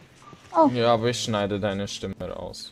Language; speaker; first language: German; native; German